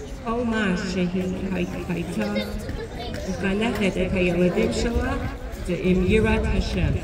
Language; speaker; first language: Hebrew; non-native, fluent; English